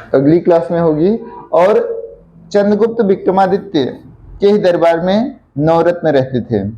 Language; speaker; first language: Hindi; native; Hindi